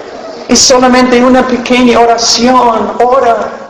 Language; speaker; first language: Spanish; non-native, fluent; English